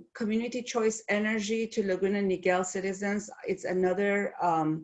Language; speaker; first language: English; non-native, fluent; Persian